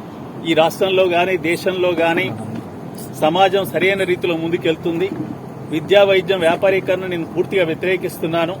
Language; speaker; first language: Telugu; native; Telugu